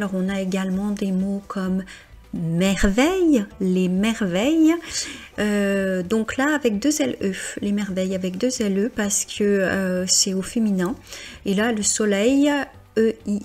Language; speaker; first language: French; native; French